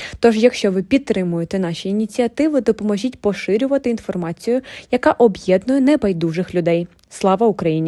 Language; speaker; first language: Ukrainian; native; Ukrainian